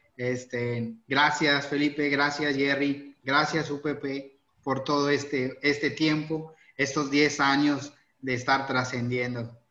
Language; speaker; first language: Spanish; native; Spanish